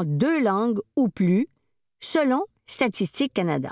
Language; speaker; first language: French; native; French